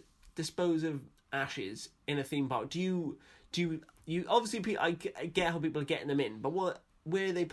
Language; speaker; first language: English; native; English